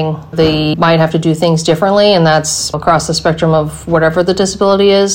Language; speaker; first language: English; native; English